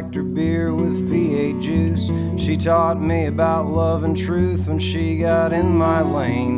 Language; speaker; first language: English; native; English